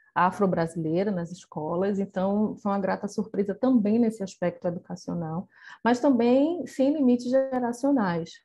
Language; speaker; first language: Portuguese; native; Portuguese